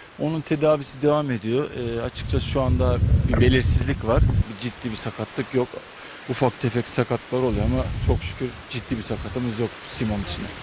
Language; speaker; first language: Turkish; native; Turkish